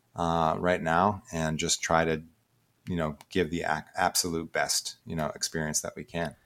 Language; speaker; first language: English; native; English